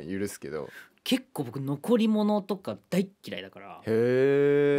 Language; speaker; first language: Japanese; native; Japanese